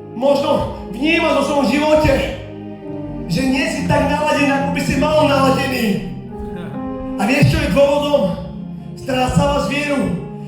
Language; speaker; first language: Slovak; non-native, local second language; Romany